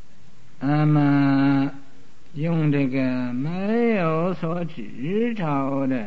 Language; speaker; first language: Chinese; native; Chinese